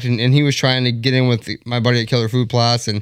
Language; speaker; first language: English; native; English